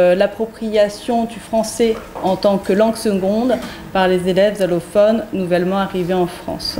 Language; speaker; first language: French; native; French